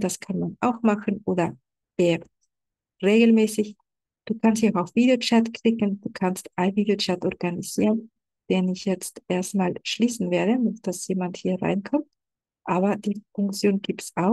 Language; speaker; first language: German; non-native, fluent; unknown